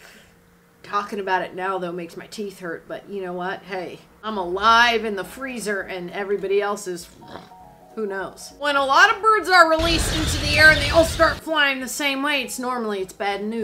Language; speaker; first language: English; native; English